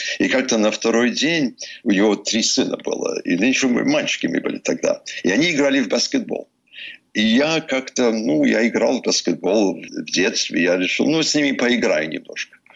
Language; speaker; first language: Russian; early bilingual, heritage; English